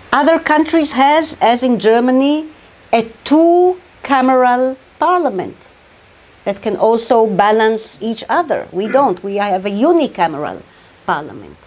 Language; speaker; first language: English; non-native, fluent; Hebrew